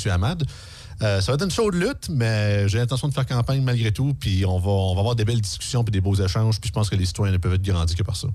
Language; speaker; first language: French; native; French